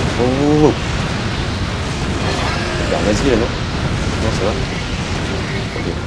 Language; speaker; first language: French; native; French